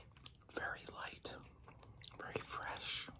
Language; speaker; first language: English; native; English